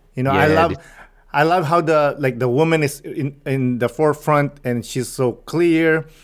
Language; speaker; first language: English; non-native, local second language; Filipino